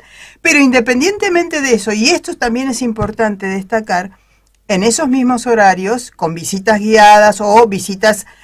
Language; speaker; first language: Spanish; native; Spanish